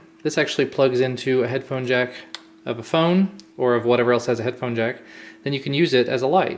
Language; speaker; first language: English; native; English